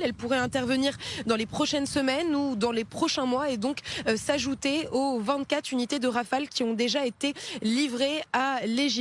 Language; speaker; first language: French; native; French